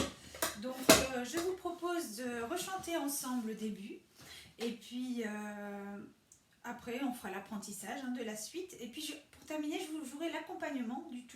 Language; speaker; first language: French; native; French